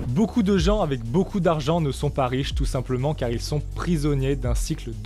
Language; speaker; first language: French; native; French